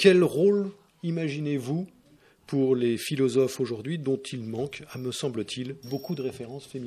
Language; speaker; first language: French; native; French